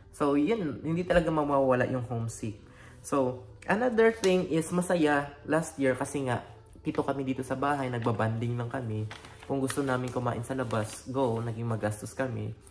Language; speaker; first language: Filipino; native; Filipino